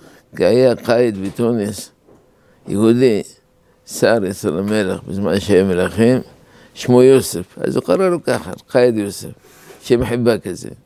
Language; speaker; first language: Hebrew; non-native, fluent; Arabic